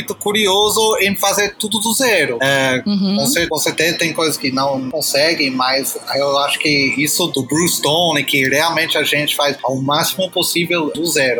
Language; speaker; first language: Portuguese; non-native, fluent; English